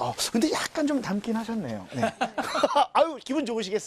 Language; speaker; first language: Korean; native; Korean